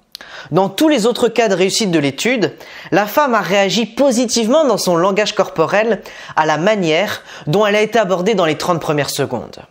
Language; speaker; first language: French; native; French